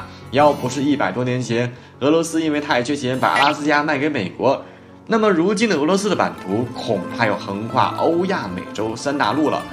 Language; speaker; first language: Chinese; native; Chinese